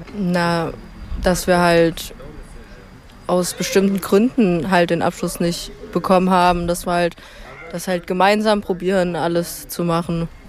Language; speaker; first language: German; native; German